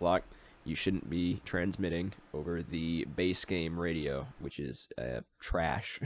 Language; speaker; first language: English; native; English